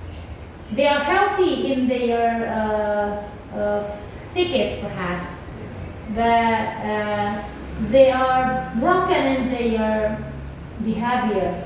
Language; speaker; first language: English; non-native, learner; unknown